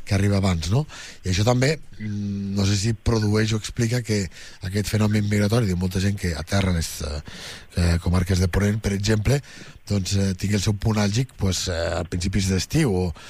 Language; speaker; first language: Catalan; native; Catalan